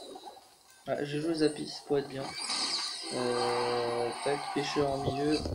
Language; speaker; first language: French; native; French